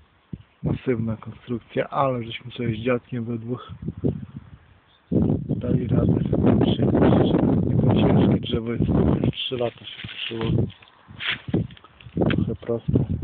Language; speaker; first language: Polish; native; Polish